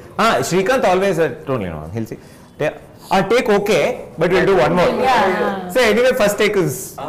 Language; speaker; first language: Telugu; native; Telugu